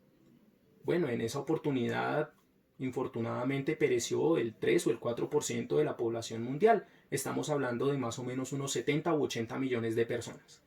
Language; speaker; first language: Spanish; native; Spanish